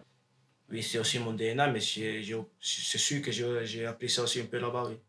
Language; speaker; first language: French; non-native, learner; Dutch